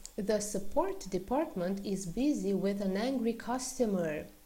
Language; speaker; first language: English; non-native, fluent; Romanian